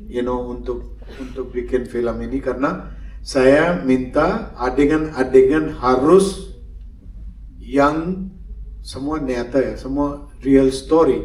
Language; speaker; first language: Indonesian; non-native, fluent; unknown